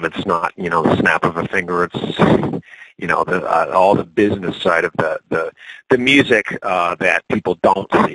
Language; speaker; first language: English; native; English